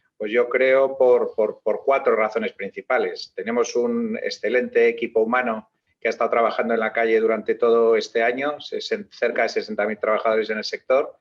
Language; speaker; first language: Spanish; native; Spanish